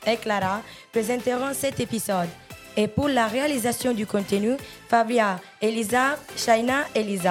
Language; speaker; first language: French; non-native, learner; Italian